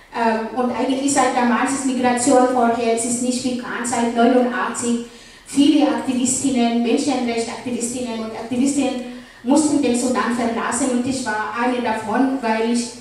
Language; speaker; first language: German; non-native, fluent; Arabic